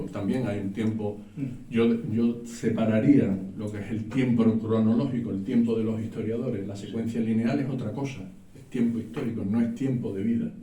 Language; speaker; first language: Spanish; native; Spanish